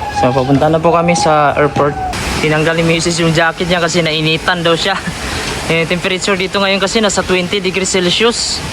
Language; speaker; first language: Filipino; non-native, local second language; Cebuano